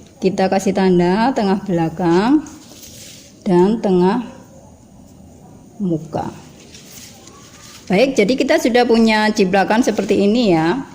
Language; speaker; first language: Indonesian; native; Indonesian